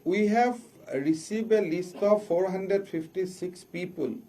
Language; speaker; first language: English; non-native, local second language; Assamese